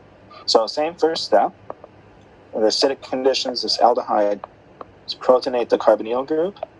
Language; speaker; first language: English; native; English